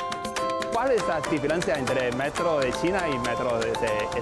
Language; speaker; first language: Spanish; non-native, learner; Chinese